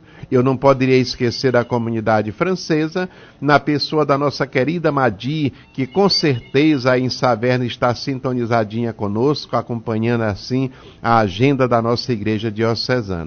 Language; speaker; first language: Portuguese; native; Portuguese